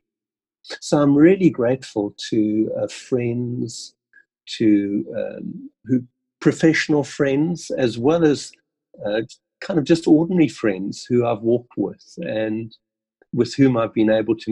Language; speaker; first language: English; native; English